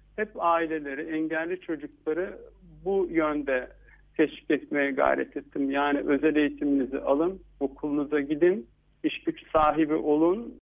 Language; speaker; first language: Turkish; native; Turkish